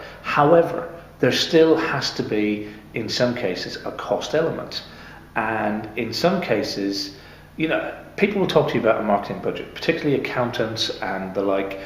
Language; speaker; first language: English; native; English